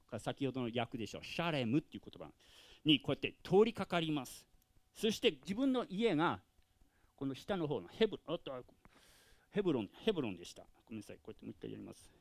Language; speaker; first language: Japanese; non-native, fluent; English